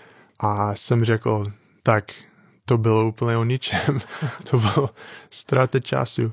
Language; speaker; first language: Czech; non-native, fluent; English